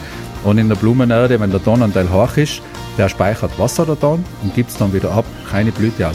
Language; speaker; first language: German; native; German